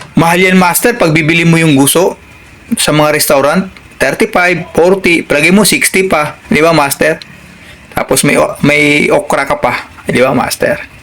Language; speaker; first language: Filipino; non-native, local second language; Cebuano